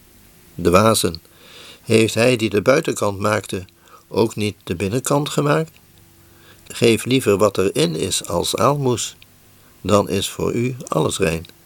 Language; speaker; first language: Dutch; native; Dutch